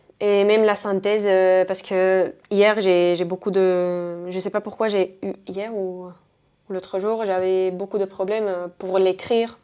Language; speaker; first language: French; non-native, fluent; Spanish